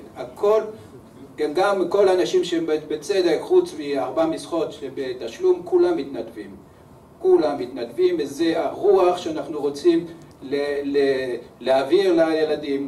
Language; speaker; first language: Hebrew; early bilingual, other home language; French